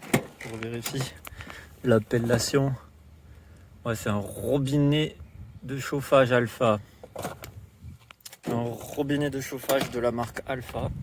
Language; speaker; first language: French; native; French